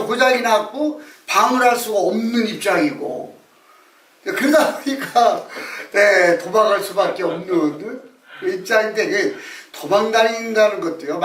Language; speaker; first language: Korean; native; Korean